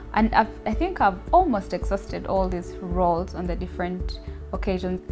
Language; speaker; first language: English; non-native, local second language; Ganda